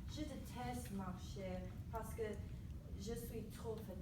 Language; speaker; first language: French; non-native, learner; English